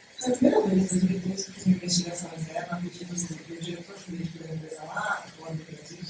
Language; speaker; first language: Portuguese; native; Portuguese